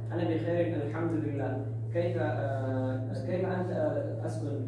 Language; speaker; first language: Arabic; non-native, learner; Urdu